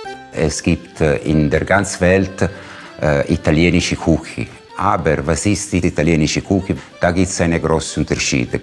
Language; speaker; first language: German; non-native, fluent; Italian